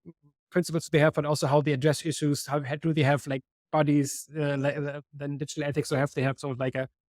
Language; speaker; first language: English; non-native, fluent; German